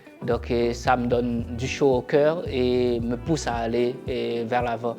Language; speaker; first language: French; non-native, local second language; Haitian Creole